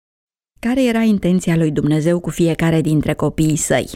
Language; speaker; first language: Romanian; native; Romanian